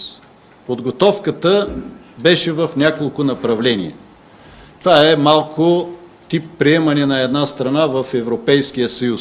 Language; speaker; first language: Bulgarian; native; Bulgarian